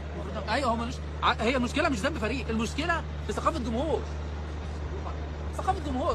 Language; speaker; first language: Arabic; native; Arabic